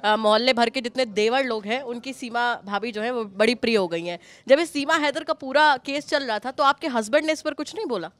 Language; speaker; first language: Hindi; native; Hindi